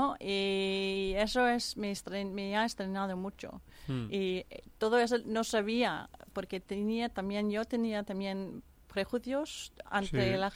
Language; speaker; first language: Spanish; non-native, fluent; Danish